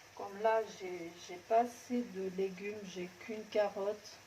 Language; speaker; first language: French; non-native, local second language; Arabic